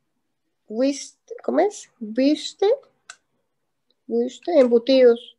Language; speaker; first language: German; non-native, learner; Spanish